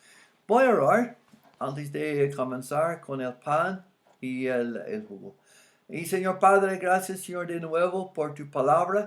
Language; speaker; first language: Spanish; non-native, fluent; English